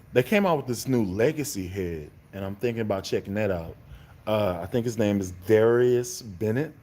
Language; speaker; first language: English; native; English